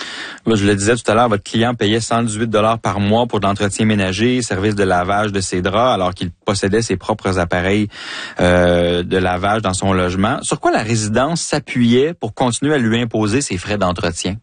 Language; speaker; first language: French; native; French